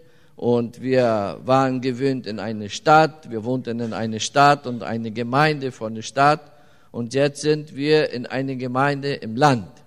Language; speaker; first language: German; early bilingual, heritage; German